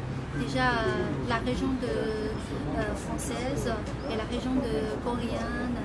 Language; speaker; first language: French; non-native, fluent; Chinese